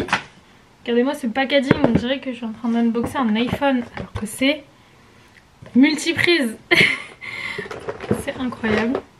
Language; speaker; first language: French; native; French